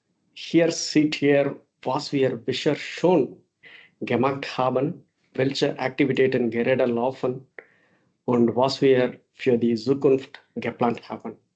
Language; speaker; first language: German; non-native, fluent; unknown